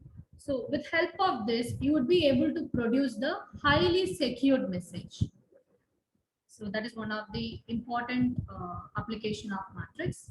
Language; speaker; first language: English; non-native, local second language; Tamil